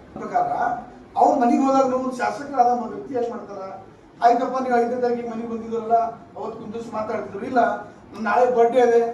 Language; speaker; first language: Kannada; native; Kannada